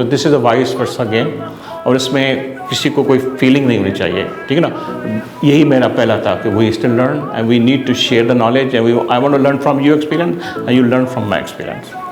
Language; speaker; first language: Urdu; non-native, local second language; Sindhi